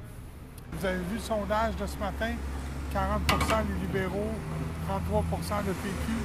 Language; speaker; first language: French; native; French